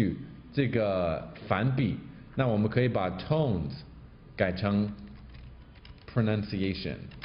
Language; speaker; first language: Chinese; non-native, fluent; English